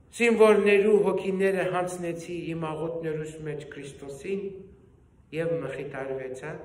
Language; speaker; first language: Armenian; early bilingual, heritage; Armenian